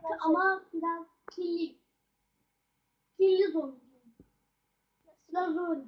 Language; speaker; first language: Turkish; early bilingual, heritage; Turkish